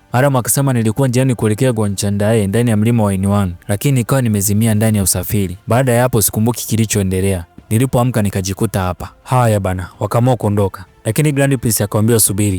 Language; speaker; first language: Swahili; native; Swahili